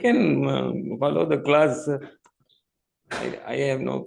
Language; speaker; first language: English; non-native, local second language; Tamil